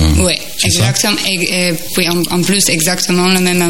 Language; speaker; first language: French; non-native, fluent; Croatian